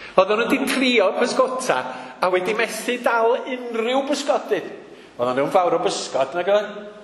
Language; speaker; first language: Welsh; native; Welsh